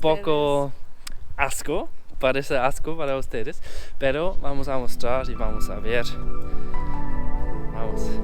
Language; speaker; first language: Spanish; non-native, learner; German